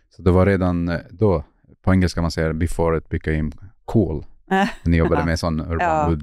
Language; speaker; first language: Swedish; non-native, fluent; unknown